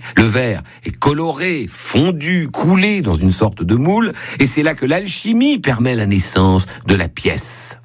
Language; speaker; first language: French; native; French